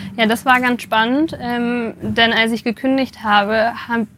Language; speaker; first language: German; native; German